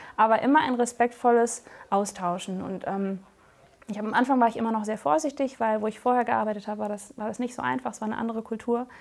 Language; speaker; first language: German; native; German